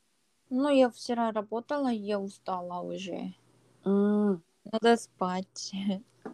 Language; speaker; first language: Russian; non-native, learner; Korean